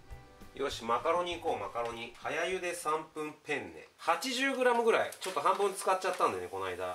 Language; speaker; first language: Japanese; native; Japanese